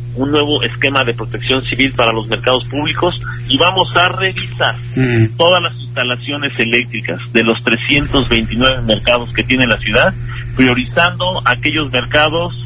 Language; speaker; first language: Spanish; native; Spanish